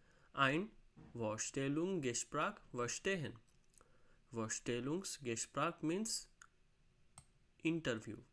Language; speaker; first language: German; non-native, fluent; Hindi